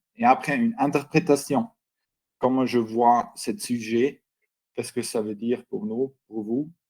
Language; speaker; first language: French; non-native, local second language; German